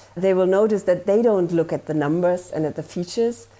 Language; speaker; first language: English; non-native, fluent; German